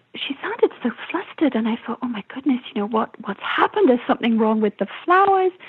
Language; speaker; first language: English; native; English